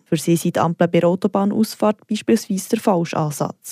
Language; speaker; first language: German; native; German